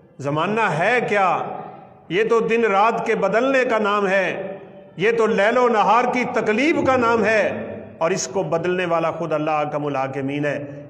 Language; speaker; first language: Urdu; non-native, local second language; Punjabi